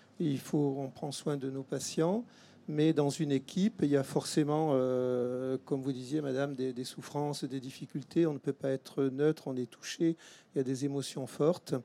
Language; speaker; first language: French; native; French